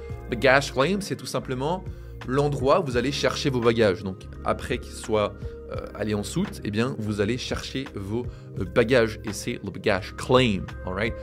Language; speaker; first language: French; native; French